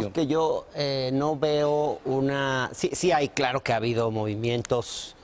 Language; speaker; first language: Spanish; native; Spanish